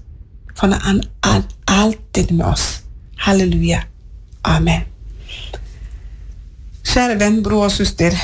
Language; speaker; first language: Norwegian; non-native, learner; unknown